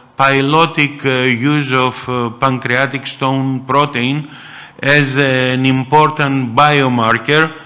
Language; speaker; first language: English; non-native, fluent; Greek